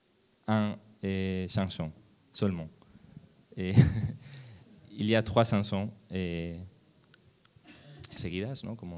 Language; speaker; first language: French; non-native, learner; Spanish